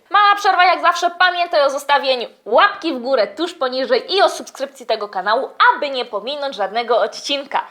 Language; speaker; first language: Polish; early bilingual, heritage; Polish